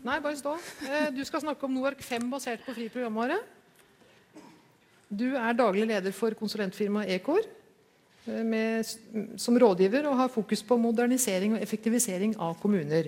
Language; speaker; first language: Norwegian; native; Norwegian